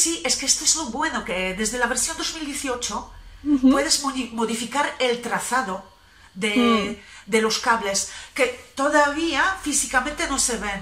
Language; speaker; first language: Spanish; non-native, fluent; Polish